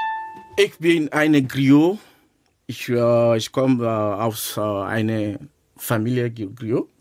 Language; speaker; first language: German; non-native, learner; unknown